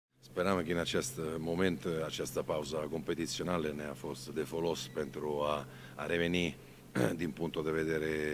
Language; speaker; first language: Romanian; non-native, learner; Italian